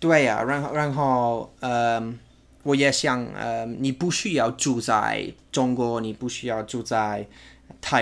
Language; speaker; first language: Chinese; non-native, learner; English